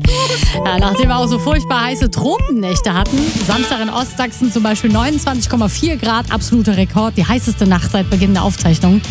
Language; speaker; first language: German; native; German